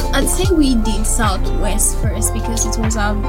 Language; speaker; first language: English; non-native, local second language; Yoruba